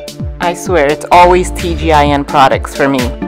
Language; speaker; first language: English; native; English